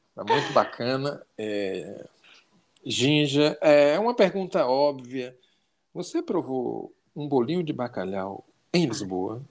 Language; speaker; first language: Portuguese; native; Portuguese